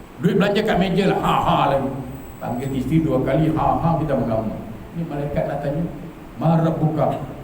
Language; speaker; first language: Malay; native; Malay